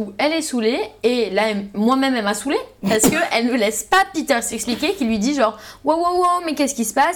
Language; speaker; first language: French; native; French